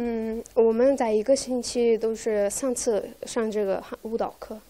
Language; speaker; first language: Chinese; non-native, learner; Tajik